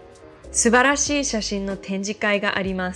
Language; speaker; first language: Japanese; non-native, fluent; English